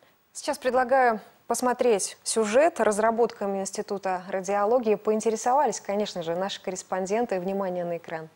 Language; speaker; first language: Russian; native; Russian